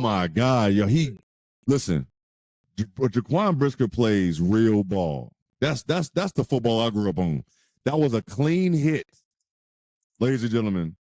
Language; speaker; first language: English; native; English